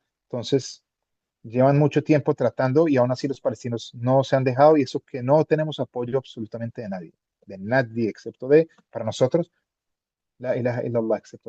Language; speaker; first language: Spanish; early bilingual, other home language; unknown